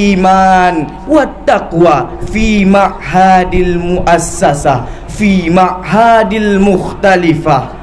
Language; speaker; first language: Arabic; non-native, learner; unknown